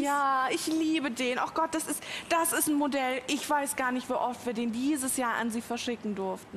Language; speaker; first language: German; native; German